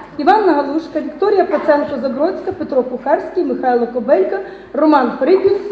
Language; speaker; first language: Ukrainian; native; Ukrainian